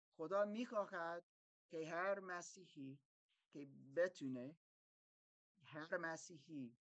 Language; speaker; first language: Persian; non-native, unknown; German